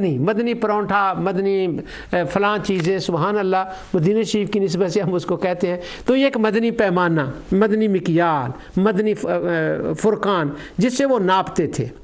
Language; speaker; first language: Urdu; non-native, local second language; Punjabi